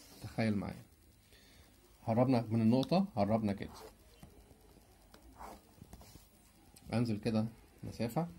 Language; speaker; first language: Arabic; native; Arabic